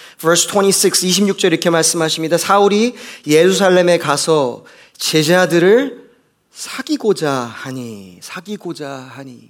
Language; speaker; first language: Korean; native; Korean